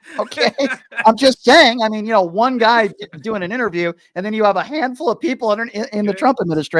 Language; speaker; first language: English; native; English